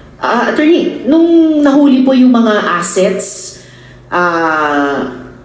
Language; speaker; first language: Filipino; native; Filipino